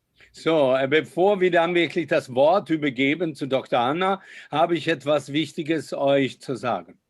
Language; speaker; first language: German; non-native, fluent; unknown